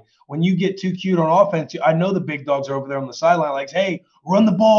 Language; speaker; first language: English; native; English